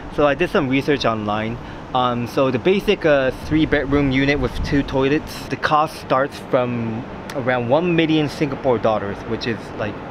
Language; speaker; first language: English; non-native, fluent; Japanese